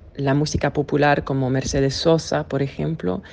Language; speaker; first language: Spanish; non-native, fluent; French